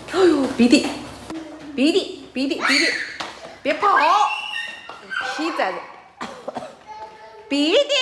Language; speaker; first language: Chinese; native; Chinese